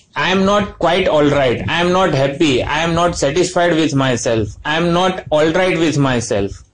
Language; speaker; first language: English; non-native, local second language; Gujarati